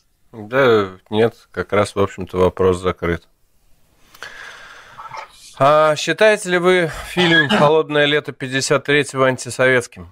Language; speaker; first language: Russian; native; Russian